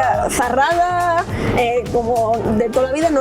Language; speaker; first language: Spanish; native; Spanish